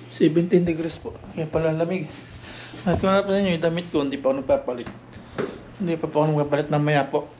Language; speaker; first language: Filipino; native; Filipino